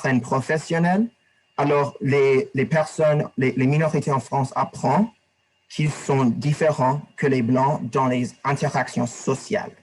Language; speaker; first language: French; non-native, learner; English